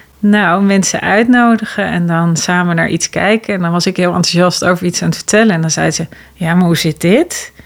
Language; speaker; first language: Dutch; native; Dutch